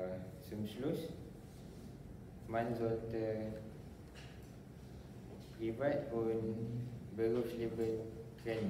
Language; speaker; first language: German; non-native, learner; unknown